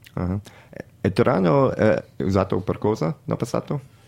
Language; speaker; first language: Italian; non-native, learner; English